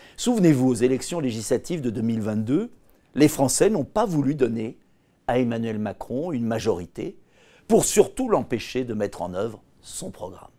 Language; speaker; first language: French; native; French